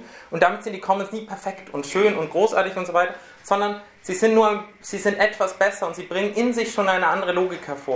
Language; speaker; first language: German; native; German